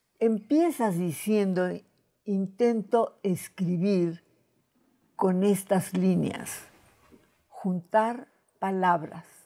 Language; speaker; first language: Spanish; native; Spanish